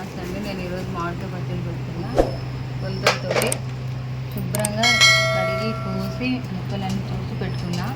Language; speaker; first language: Telugu; native; Telugu